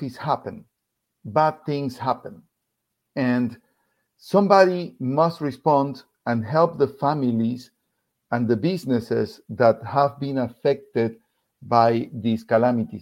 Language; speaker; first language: English; non-native, fluent; Spanish